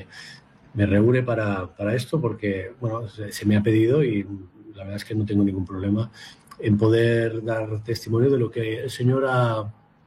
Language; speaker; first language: Spanish; native; Spanish